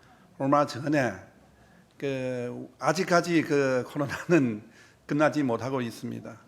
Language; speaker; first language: Korean; non-native, fluent; Chinese